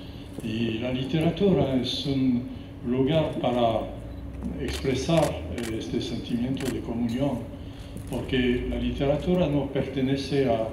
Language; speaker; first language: Spanish; non-native, fluent; French